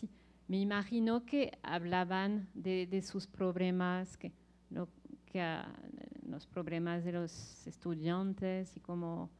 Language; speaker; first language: Spanish; non-native, fluent; French